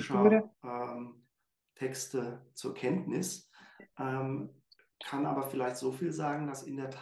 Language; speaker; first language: German; native; German